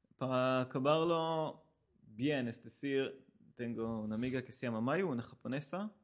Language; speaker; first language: Spanish; non-native, learner; Hebrew